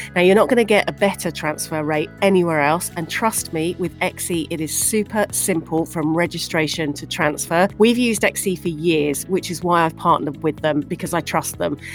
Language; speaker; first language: English; native; English